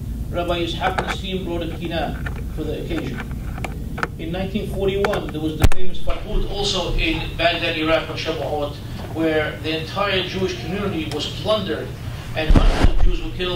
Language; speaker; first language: English; native; English